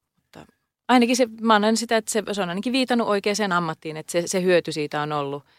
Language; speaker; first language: Finnish; native; Finnish